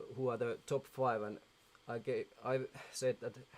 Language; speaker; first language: English; non-native, fluent; Finnish